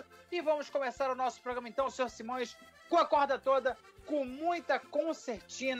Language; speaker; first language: Portuguese; native; Portuguese